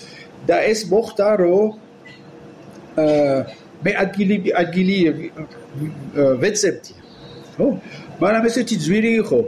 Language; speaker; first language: Georgian; non-native, learner; French